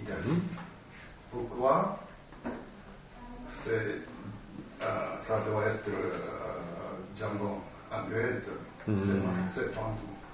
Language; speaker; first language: French; non-native, learner; Japanese